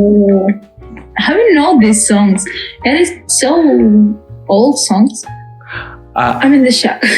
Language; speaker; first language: English; non-native, fluent; Russian